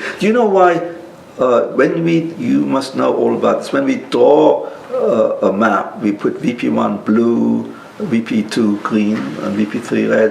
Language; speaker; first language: English; non-native, local second language; German